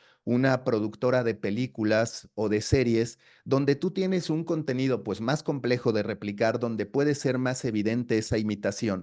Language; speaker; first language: Spanish; native; Spanish